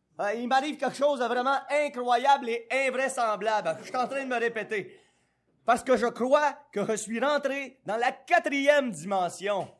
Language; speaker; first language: French; native; French